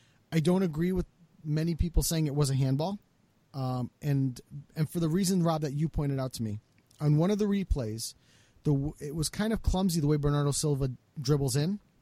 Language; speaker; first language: English; native; English